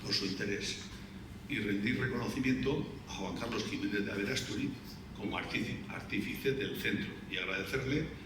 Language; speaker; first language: Spanish; native; Spanish